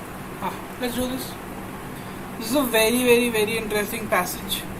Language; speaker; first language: English; non-native, local second language; Hindi